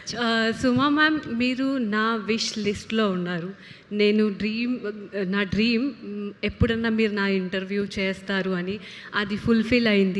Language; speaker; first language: Telugu; non-native, local second language; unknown